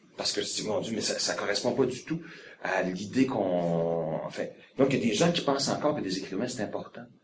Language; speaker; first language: French; native; French